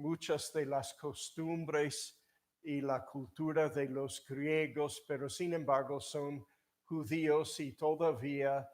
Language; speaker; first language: Spanish; non-native, fluent; English